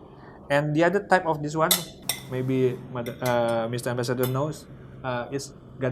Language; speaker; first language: English; non-native, fluent; Indonesian